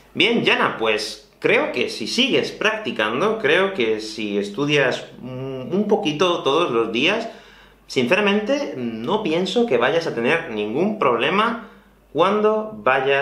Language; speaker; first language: Spanish; native; Spanish